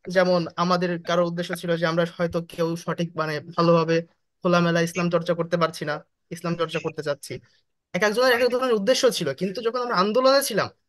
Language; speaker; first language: Bangla; native; Bangla